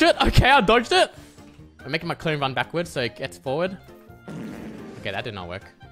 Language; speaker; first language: English; native; English